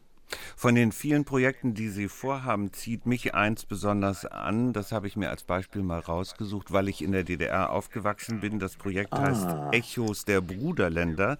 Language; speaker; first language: German; native; German